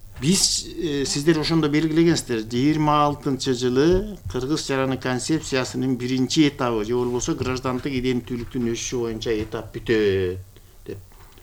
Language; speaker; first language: Kyrgyz; native; Kyrgyz